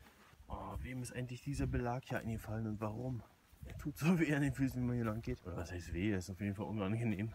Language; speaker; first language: German; native; German